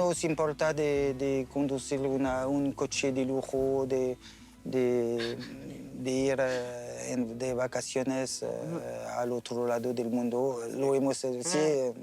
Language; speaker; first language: Spanish; non-native, learner; French